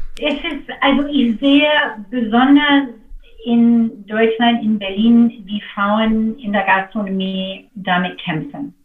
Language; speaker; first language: German; non-native, fluent; English